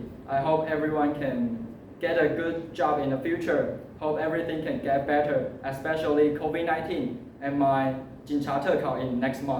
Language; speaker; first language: English; non-native, learner; Chinese